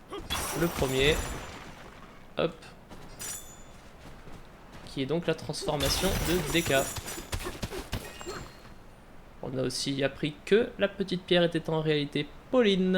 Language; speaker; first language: French; native; French